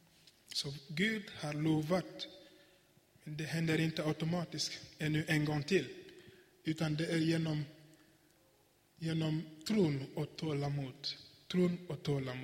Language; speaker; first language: Swedish; non-native, fluent; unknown